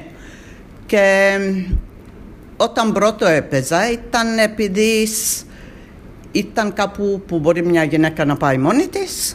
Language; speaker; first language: Greek; early bilingual, heritage; Greek